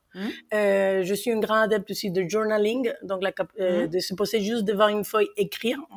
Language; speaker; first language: French; non-native, fluent; Spanish